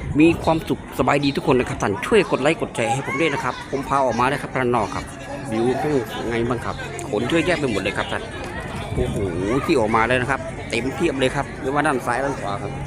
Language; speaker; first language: Thai; native; Thai